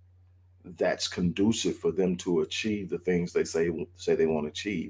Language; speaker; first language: English; native; English